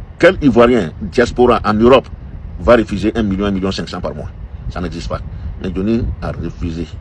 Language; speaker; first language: French; non-native, local second language; Dyula